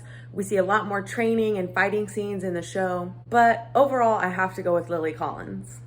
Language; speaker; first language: English; native; English